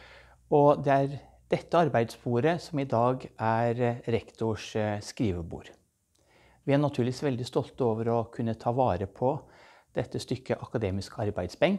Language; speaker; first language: Norwegian; native; Norwegian